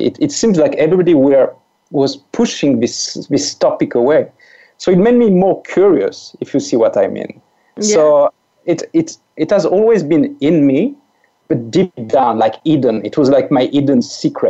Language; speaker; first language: English; non-native, fluent; French